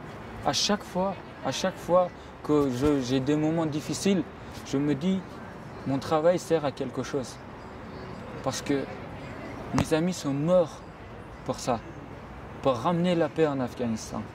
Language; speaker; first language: French; non-native, fluent; Persian